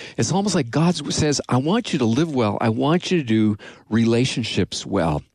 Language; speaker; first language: English; native; English